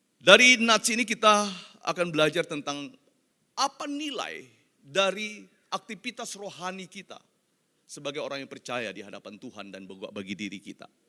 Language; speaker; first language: Indonesian; non-native, local second language; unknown